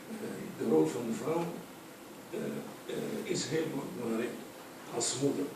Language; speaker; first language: Dutch; non-native, fluent; Arabic